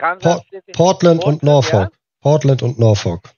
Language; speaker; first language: German; native; German